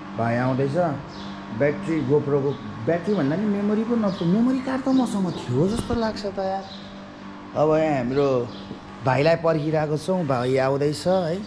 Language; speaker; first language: Nepali; native; Nepali